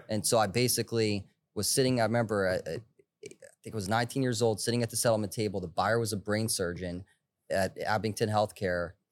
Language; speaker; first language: English; early bilingual, other home language; Hebrew